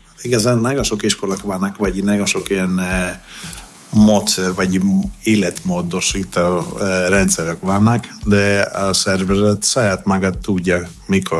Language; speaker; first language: Hungarian; non-native, fluent; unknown